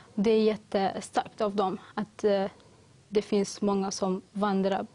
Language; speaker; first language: Swedish; early bilingual, other home language; Tigrinya